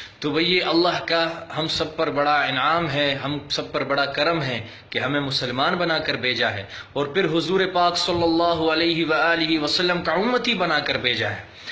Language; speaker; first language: Urdu; non-native, local second language; Pashto